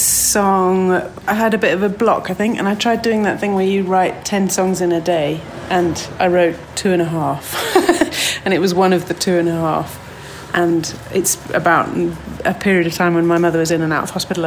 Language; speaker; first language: English; native; English